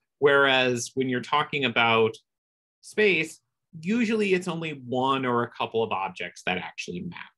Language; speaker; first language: English; native; English